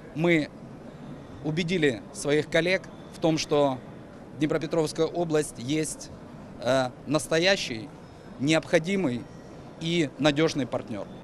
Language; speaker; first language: Russian; native; Russian